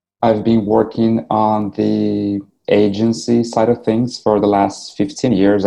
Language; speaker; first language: English; non-native, fluent; Portuguese